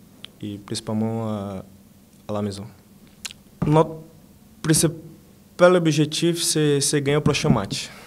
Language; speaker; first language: French; non-native, learner; Portuguese